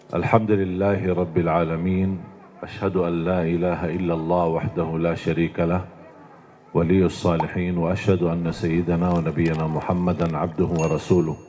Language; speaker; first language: Indonesian; non-native, fluent; Arabic